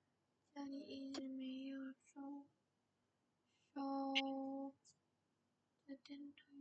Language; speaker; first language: Chinese; non-native, learner; Indonesian